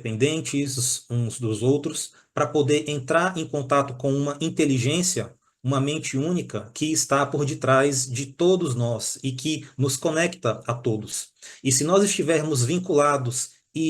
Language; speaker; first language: Portuguese; native; Portuguese